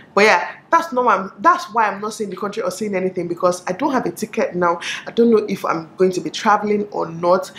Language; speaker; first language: English; non-native, local second language; Igbo